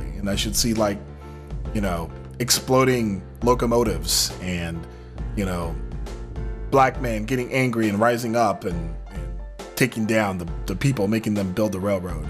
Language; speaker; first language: English; native; English